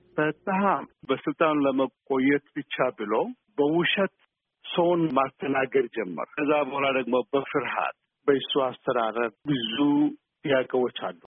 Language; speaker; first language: Amharic; non-native, local second language; Somali